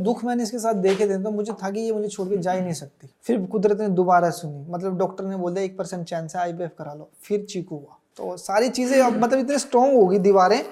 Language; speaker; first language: Hindi; native; Hindi